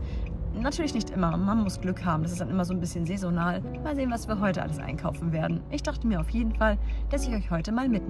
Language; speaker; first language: German; native; German